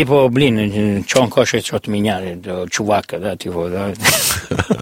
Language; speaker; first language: Russian; non-native, learner; Italian